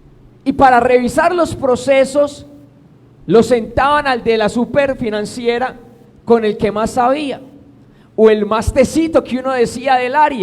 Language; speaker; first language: Spanish; native; Spanish